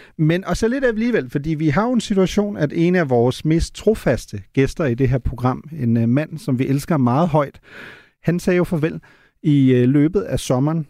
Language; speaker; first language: Danish; native; Danish